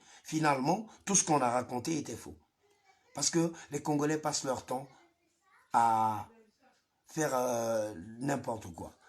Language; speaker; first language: French; non-native, local second language; Lingala